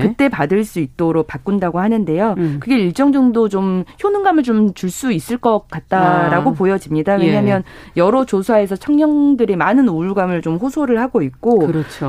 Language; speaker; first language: Korean; native; Korean